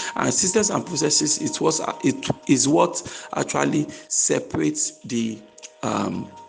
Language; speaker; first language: English; non-native, local second language; Yoruba